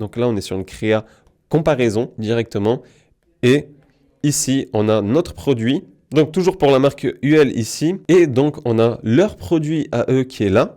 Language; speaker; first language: French; native; French